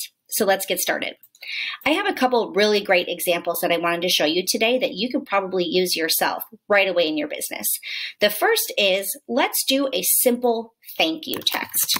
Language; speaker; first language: English; native; English